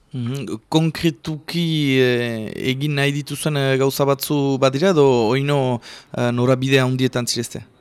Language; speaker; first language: Basque; native; Basque